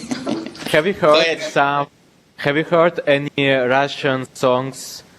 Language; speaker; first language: English; non-native, learner; Russian